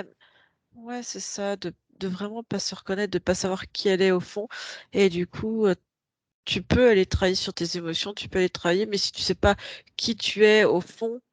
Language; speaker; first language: French; native; French